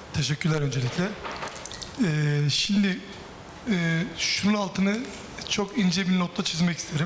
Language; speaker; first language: Turkish; native; Turkish